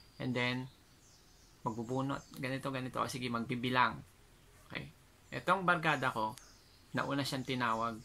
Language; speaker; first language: Filipino; non-native, local second language; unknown